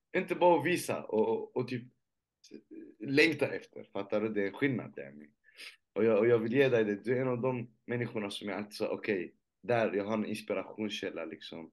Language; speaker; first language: Swedish; early bilingual, other home language; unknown